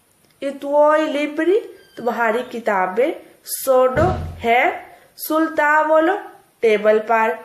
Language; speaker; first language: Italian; non-native, fluent; Urdu